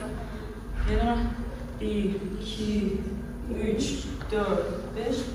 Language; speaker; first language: Turkish; non-native, fluent; Persian